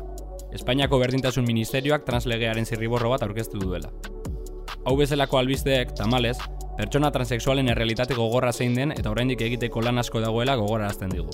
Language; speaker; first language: Basque; native; Basque